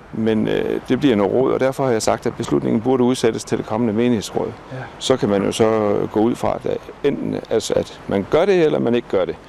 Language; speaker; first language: Danish; native; Danish